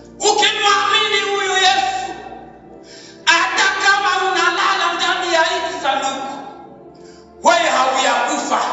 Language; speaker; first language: Swahili; native; Swahili